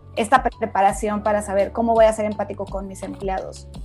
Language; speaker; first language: Spanish; native; Spanish